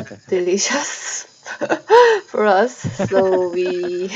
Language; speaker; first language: English; non-native, learner; Korean